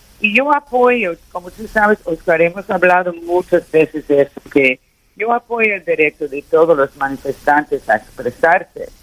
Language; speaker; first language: Spanish; early bilingual, heritage; Spanish